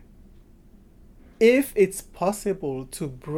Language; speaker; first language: English; non-native, local second language; Igbo